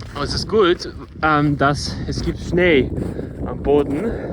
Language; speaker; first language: German; non-native, learner; English